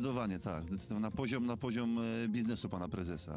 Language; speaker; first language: Polish; native; Polish